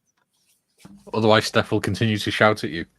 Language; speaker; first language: English; native; English